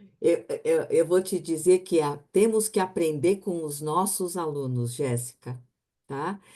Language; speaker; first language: Portuguese; native; Portuguese